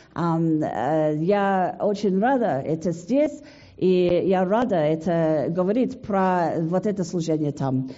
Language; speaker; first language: Russian; non-native, learner; English